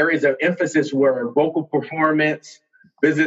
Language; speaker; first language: English; native; English